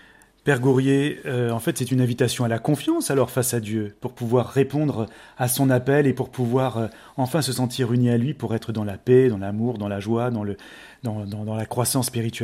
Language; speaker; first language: French; native; French